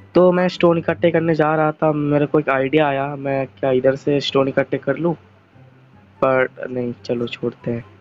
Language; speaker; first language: Hindi; non-native, learner; Bangla